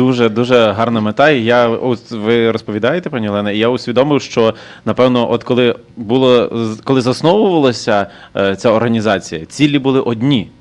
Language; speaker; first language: Ukrainian; native; Ukrainian